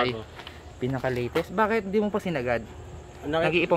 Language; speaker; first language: Filipino; native; Filipino